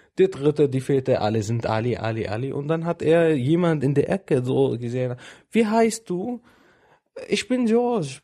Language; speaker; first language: German; non-native, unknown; Arabic